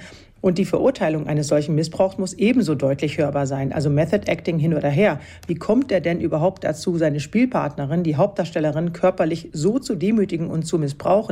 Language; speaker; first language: German; native; German